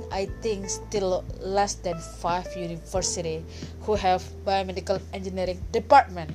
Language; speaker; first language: English; non-native, fluent; Indonesian